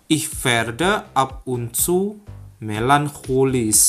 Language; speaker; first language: German; non-native, fluent; Indonesian